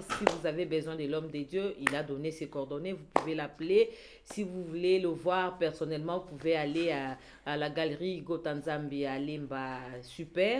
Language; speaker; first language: French; non-native, local second language; Lingala